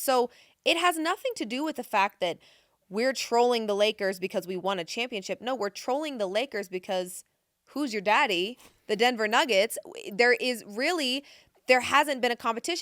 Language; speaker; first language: English; native; English